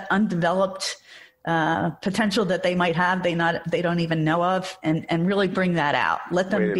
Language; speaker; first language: English; native; English